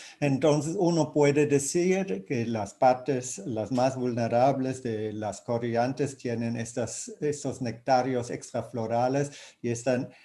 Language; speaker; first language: Spanish; non-native, fluent; German